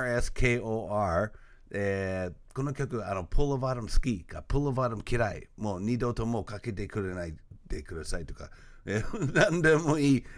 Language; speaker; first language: Japanese; non-native, fluent; English